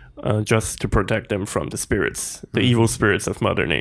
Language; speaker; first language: English; non-native, fluent; Chinese